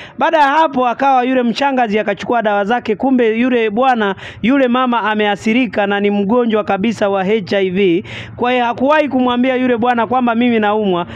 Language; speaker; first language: Swahili; native; Swahili